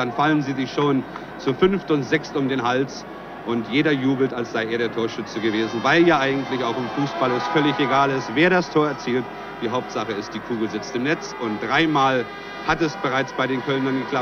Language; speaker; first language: German; native; German